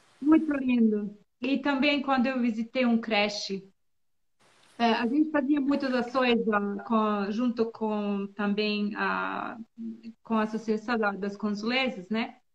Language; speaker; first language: Portuguese; non-native, learner; Bosnian